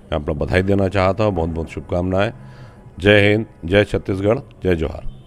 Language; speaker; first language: Hindi; native; Hindi